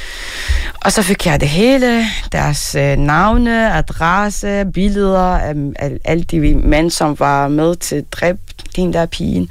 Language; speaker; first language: Danish; early bilingual, other home language; Arabic